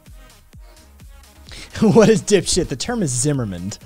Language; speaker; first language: English; native; English